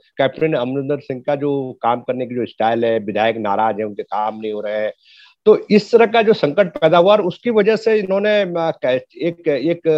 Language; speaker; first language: Hindi; native; Hindi